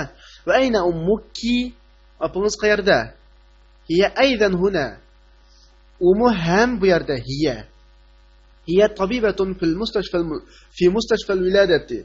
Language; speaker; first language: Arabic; non-native, fluent; Uyghur